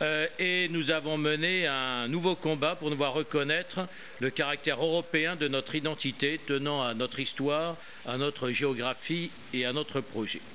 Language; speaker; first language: French; native; French